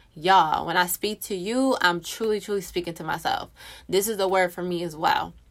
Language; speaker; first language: English; native; English